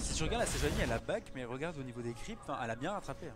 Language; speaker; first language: French; native; French